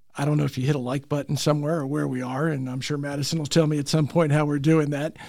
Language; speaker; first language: English; early bilingual, other home language; Italian